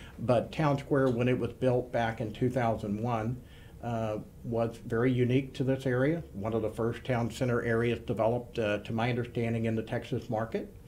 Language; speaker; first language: English; native; English